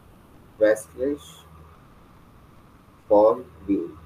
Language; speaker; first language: German; non-native, fluent; Hindi